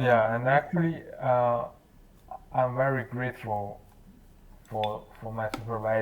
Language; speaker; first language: English; non-native, learner; Chinese